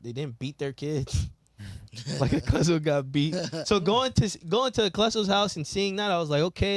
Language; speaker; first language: English; native; English